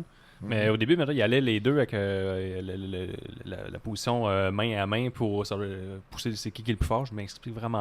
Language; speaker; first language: French; native; French